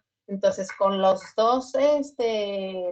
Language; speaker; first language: Spanish; native; Spanish